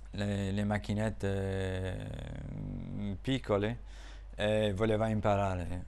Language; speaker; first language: Italian; non-native, fluent; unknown